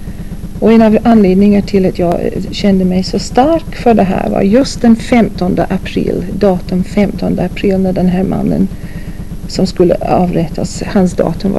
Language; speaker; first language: Swedish; non-native, fluent; English